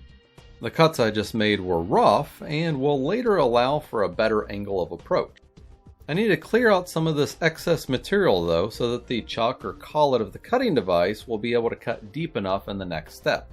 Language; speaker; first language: English; native; English